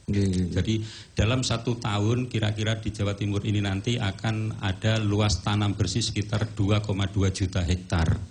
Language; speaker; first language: Indonesian; non-native, local second language; Javanese